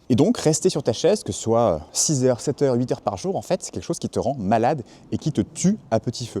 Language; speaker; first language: French; native; French